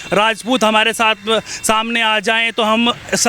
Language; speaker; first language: Hindi; native; Hindi